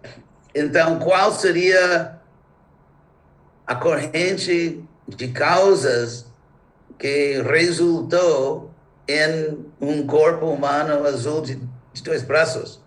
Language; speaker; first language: Portuguese; non-native, fluent; English